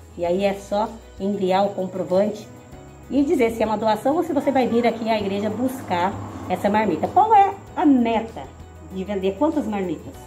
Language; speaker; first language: Portuguese; native; Portuguese